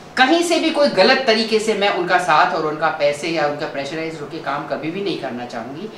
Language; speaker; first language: Hindi; non-native, local second language; Gujarati